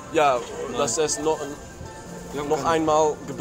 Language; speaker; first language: German; non-native, learner; Dutch